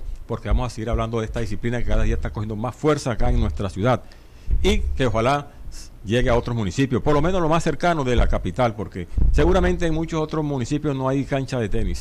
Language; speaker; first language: Spanish; native; Spanish